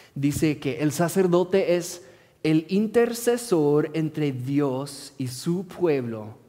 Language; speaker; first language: Spanish; non-native, fluent; English